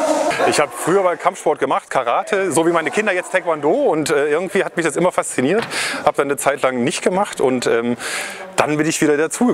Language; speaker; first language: German; native; German